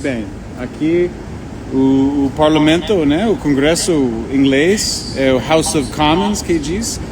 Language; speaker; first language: Portuguese; non-native, fluent; English